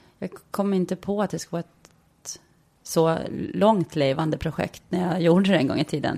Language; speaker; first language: Swedish; native; Swedish